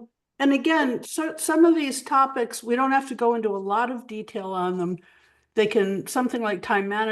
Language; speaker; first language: English; native; English